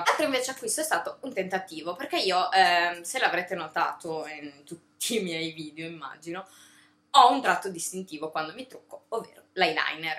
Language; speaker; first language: Italian; native; Italian